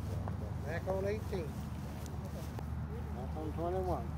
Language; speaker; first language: English; native; English